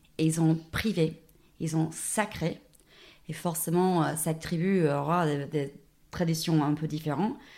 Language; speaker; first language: French; non-native, fluent; English